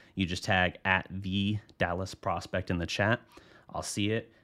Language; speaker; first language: English; native; English